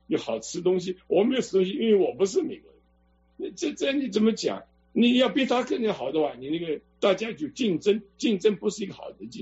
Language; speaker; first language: Chinese; non-native, local second language; Cantonese